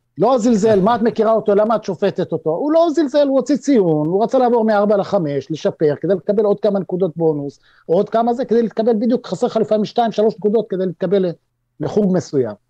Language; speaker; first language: Hebrew; native; Hebrew